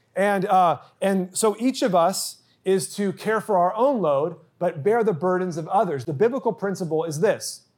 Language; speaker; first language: English; native; English